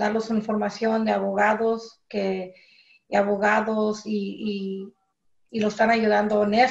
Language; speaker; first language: Spanish; early bilingual, heritage; Spanish